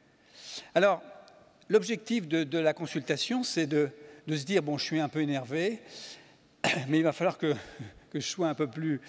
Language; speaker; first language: French; native; French